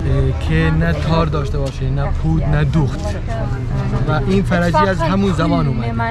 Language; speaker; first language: Persian; non-native, local second language; Kurdish